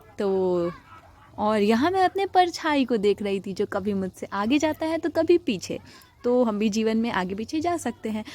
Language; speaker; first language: Hindi; non-native, local second language; Maithili